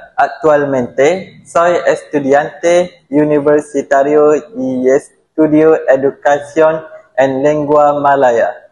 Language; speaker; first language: Spanish; non-native, learner; Malay